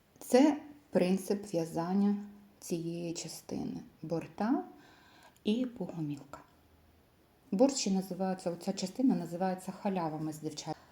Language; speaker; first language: Ukrainian; non-native, local second language; Russian